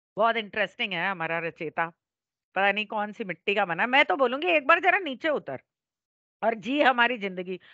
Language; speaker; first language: Hindi; native; Hindi